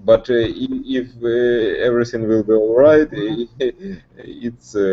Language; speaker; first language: English; non-native, learner; Russian